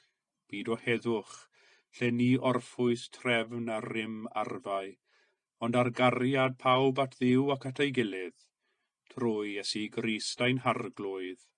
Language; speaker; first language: Welsh; native; Welsh